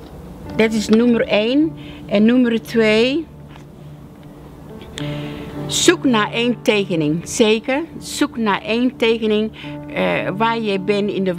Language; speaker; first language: Dutch; non-native, learner; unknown